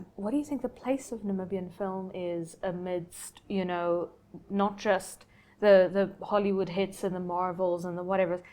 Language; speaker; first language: English; non-native, local second language; Afrikaans